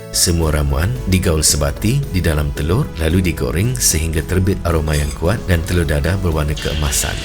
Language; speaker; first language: Malay; native; Malay